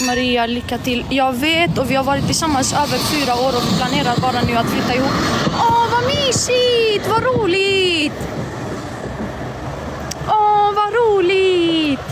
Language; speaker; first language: Swedish; early bilingual, other home language; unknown